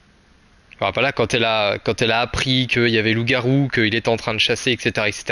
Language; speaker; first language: French; native; French